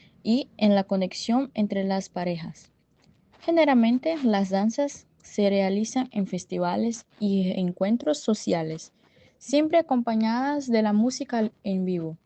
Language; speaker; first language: Spanish; non-native, learner; Portuguese